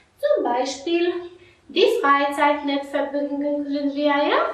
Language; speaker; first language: German; non-native, fluent; Polish